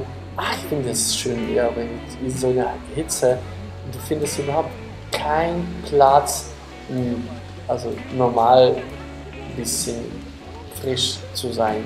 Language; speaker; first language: German; non-native, fluent; Ukrainian